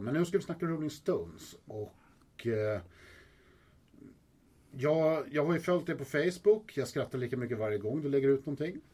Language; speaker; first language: Swedish; native; Swedish